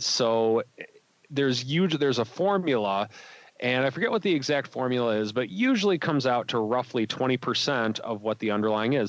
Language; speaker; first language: English; native; English